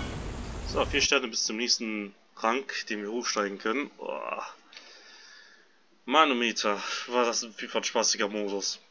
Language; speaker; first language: German; native; German